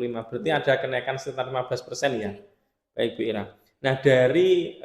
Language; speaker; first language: Indonesian; native; Indonesian